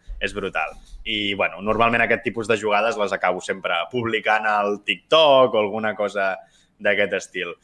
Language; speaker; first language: Catalan; native; Catalan